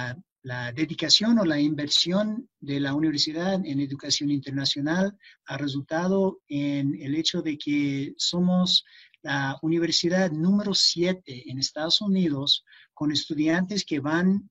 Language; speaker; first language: Spanish; non-native, fluent; English